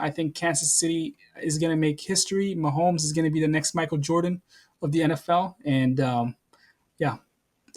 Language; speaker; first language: English; native; English